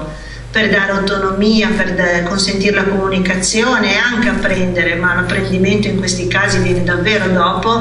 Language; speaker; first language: Italian; native; Italian